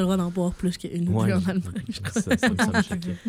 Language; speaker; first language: French; native; French